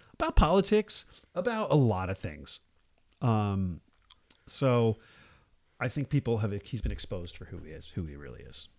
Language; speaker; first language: English; native; English